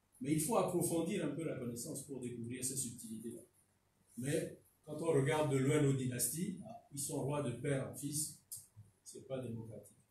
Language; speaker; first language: French; non-native, local second language; Fon